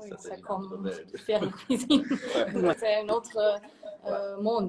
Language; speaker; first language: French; non-native, fluent; German